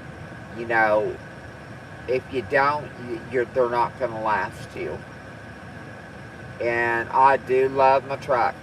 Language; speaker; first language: English; native; English